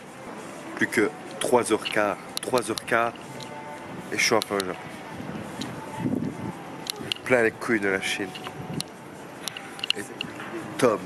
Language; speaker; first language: French; native; French